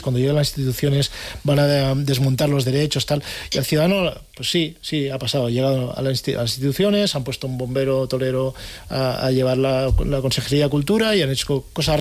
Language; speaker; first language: Spanish; native; Spanish